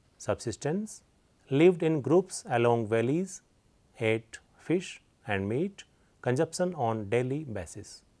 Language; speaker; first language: English; non-native, local second language; Hindi